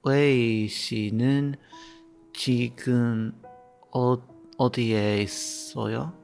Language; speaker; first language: Korean; non-native, learner; English